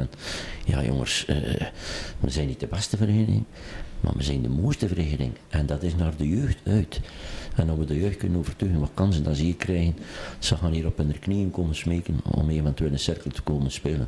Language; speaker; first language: Dutch; native; Dutch